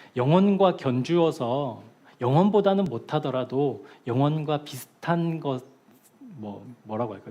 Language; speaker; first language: Korean; native; Korean